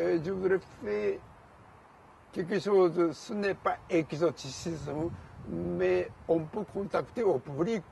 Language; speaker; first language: French; non-native, learner; Japanese